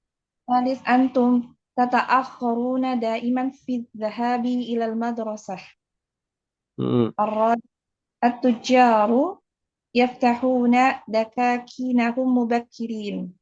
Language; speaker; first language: Arabic; non-native, learner; Indonesian